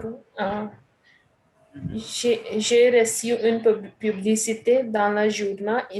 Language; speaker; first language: French; non-native, learner; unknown